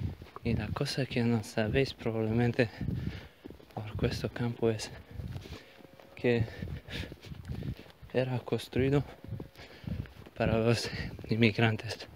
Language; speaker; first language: Spanish; non-native, learner; Bulgarian